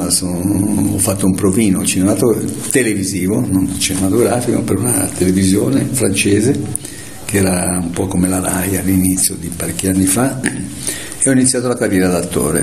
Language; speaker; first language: Italian; native; Italian